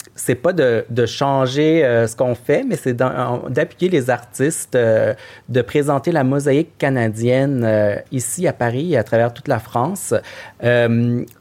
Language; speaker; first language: French; native; French